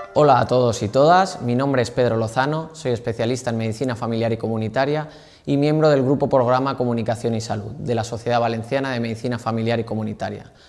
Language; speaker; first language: Spanish; native; Spanish